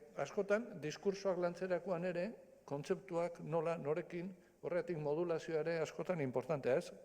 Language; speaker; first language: Basque; native; Basque